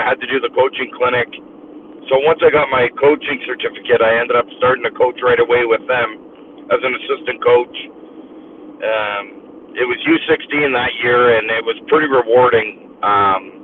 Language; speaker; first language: English; native; English